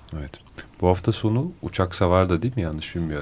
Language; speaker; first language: Turkish; native; Turkish